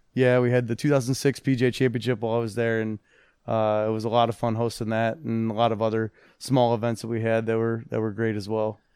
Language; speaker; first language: English; native; English